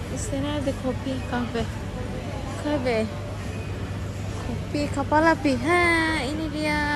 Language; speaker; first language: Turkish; non-native, learner; Indonesian